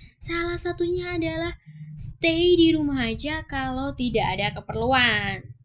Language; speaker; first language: Indonesian; native; Indonesian